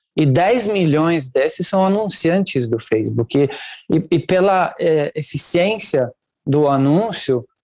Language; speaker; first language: Portuguese; non-native, fluent; Italian